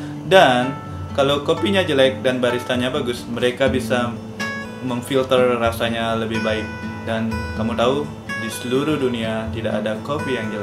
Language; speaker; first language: Indonesian; non-native, local second language; Balinese